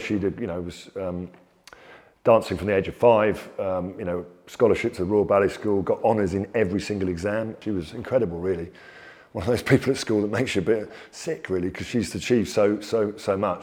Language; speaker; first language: English; native; English